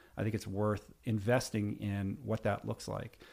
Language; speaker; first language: English; native; English